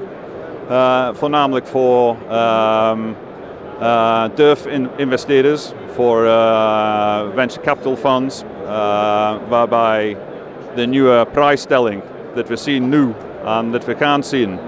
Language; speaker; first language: Dutch; non-native, fluent; English